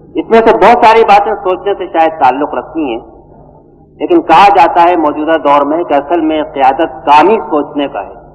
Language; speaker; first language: Urdu; native; Urdu